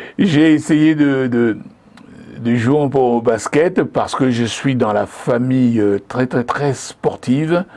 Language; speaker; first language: French; non-native, local second language; Lingala